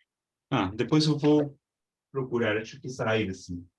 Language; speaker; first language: Portuguese; non-native, fluent; Spanish